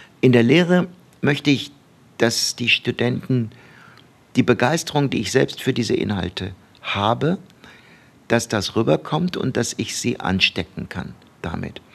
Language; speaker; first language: German; early bilingual, other home language; Turkish